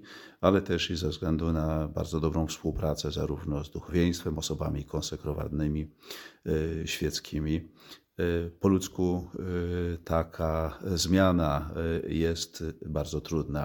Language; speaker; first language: Polish; native; Polish